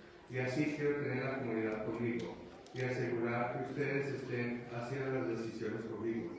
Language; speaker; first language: Spanish; early bilingual, heritage; Spanish